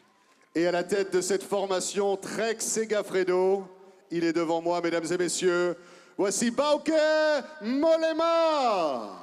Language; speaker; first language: French; native; French